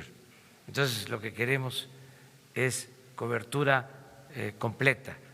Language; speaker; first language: Spanish; native; Spanish